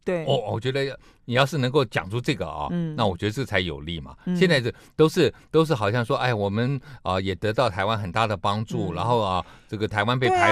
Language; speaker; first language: Chinese; native; Chinese